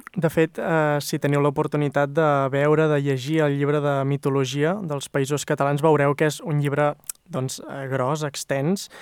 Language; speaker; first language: Catalan; native; Catalan